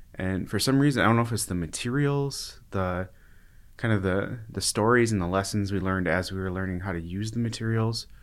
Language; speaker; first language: English; native; English